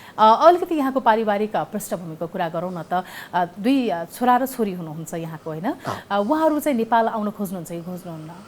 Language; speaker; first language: Nepali; native; Nepali